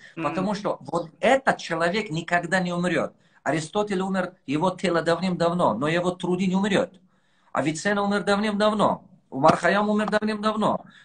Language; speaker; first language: Russian; non-native, local second language; Tajik